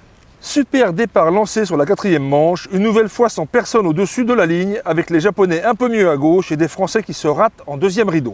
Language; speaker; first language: French; native; French